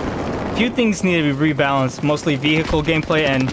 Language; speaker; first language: English; native; English